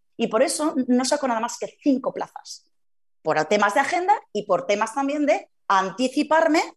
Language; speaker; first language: Spanish; native; Spanish